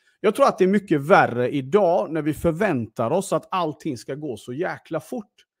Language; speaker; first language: Swedish; early bilingual, other home language; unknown